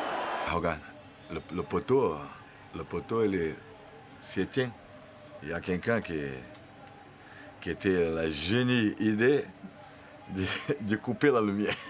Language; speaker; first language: French; non-native, fluent; Portuguese